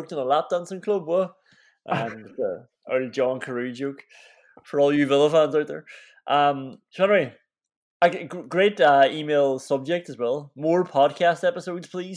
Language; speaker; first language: English; native; English